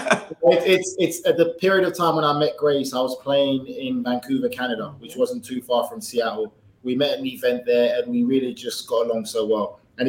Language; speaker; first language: English; native; English